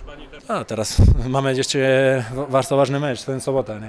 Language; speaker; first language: Polish; non-native, learner; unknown